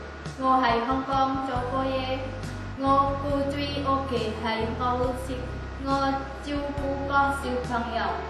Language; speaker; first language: Cantonese; non-native, learner; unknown